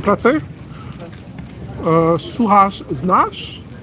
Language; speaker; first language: Polish; non-native, learner; French